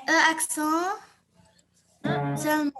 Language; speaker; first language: French; non-native, learner; Arabic